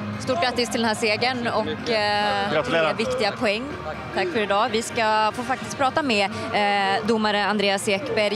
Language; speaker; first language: Swedish; native; Swedish